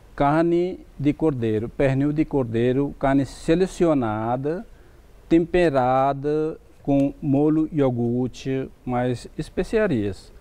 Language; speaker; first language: Portuguese; non-native, learner; Hindi